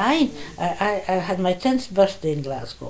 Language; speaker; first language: English; non-native, fluent; Polish